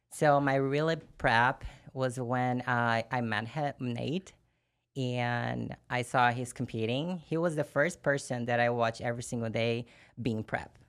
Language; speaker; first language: English; non-native, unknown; Portuguese